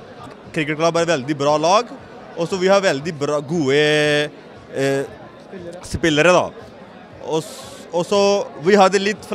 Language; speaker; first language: Norwegian; non-native, learner; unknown